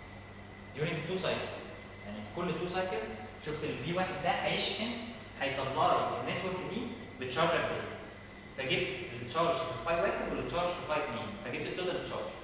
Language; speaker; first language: Arabic; native; Arabic